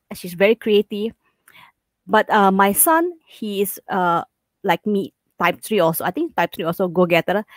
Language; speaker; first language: English; non-native, fluent; Indonesian